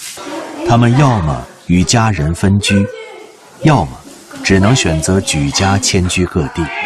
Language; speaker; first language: Chinese; native; Chinese